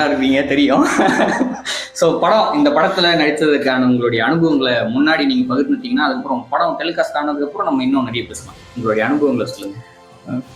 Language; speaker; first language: Tamil; native; Tamil